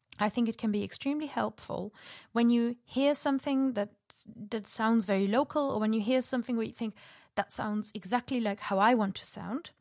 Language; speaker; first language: English; non-native, fluent; German